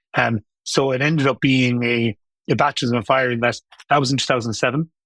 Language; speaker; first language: English; native; English